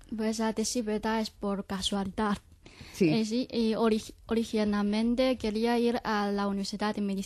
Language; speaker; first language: Spanish; non-native, learner; Chinese